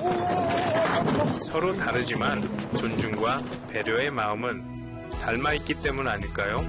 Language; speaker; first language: Korean; non-native, fluent; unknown